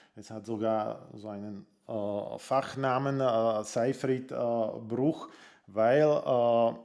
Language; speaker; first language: German; non-native, fluent; Slovak